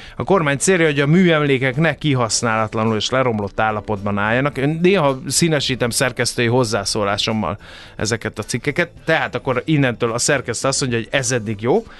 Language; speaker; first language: Hungarian; native; Hungarian